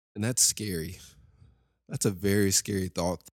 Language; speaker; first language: English; native; English